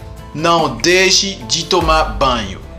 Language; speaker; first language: Portuguese; non-native, learner; Haitian Creole